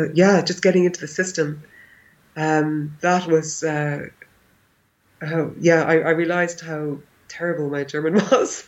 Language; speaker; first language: English; native; English